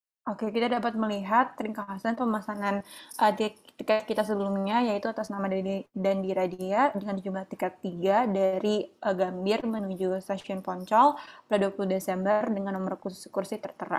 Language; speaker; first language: Indonesian; native; Indonesian